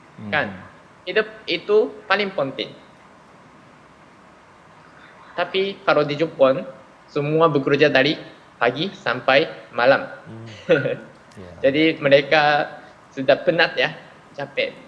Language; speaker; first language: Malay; non-native, fluent; Japanese